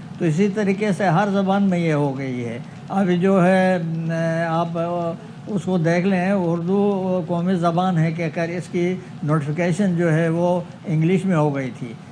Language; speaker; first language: Urdu; non-native, local second language; Shina